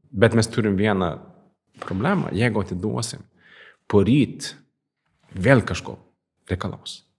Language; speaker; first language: Lithuanian; non-native, fluent; Swedish